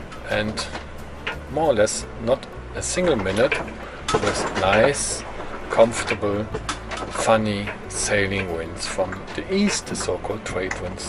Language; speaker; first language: English; non-native, fluent; German